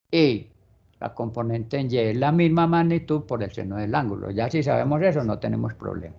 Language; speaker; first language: Spanish; native; Spanish